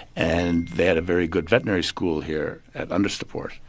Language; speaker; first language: English; native; English